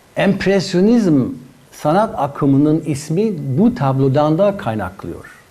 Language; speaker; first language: Turkish; non-native, fluent; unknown